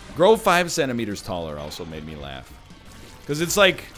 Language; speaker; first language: English; native; English